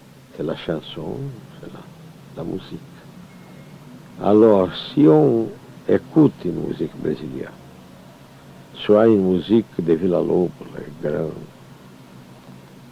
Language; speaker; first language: French; non-native, fluent; Portuguese